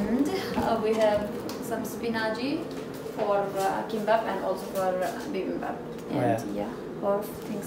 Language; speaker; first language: English; non-native, fluent; Nepali